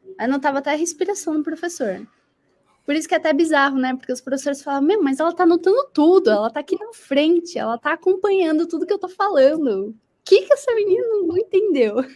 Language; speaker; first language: Portuguese; native; Portuguese